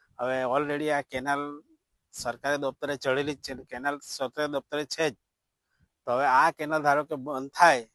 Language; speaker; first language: Gujarati; non-native, local second language; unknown